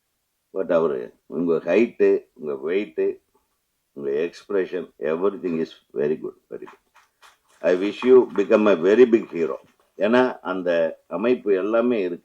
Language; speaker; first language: Tamil; native; Tamil